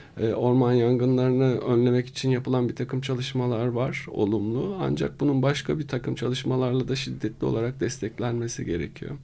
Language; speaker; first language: Turkish; native; Turkish